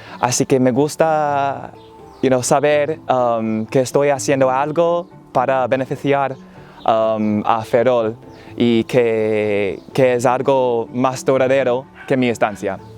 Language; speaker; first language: Spanish; non-native, fluent; English